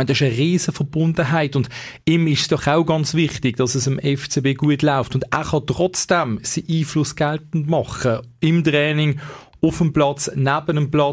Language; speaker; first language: German; native; German